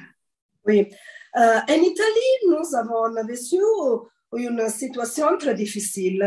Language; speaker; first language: French; non-native, learner; Italian